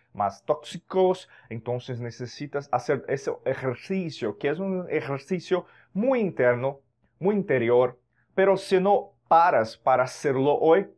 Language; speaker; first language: Spanish; non-native, fluent; Portuguese